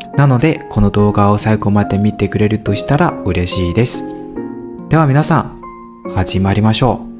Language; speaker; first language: Japanese; non-native, learner; Burmese